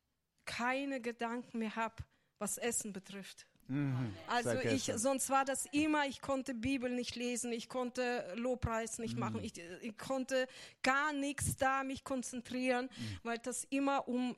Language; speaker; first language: German; non-native, fluent; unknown